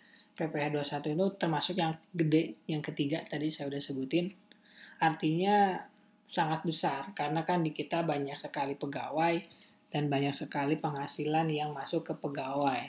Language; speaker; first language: Indonesian; native; Indonesian